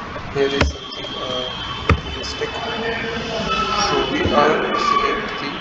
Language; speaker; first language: English; non-native, learner; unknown